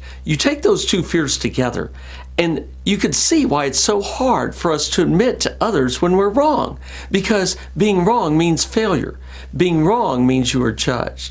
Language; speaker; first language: English; native; English